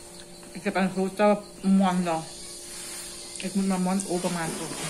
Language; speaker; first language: Dutch; non-native, local second language; Javanese